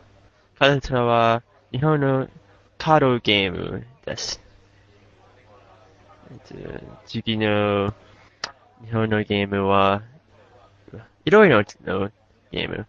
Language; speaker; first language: Japanese; non-native, learner; English